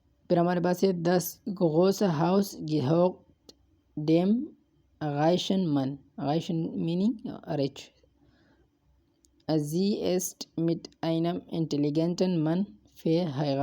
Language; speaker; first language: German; non-native, learner; Hindi